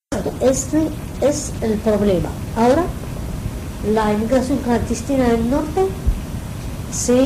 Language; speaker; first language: Spanish; non-native, learner; Arabic